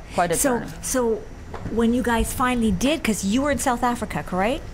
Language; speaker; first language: English; native; English